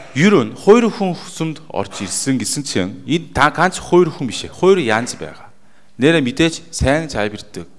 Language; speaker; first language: Mongolian; non-native, fluent; Korean